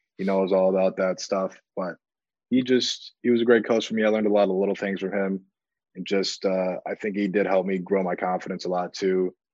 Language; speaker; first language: English; native; English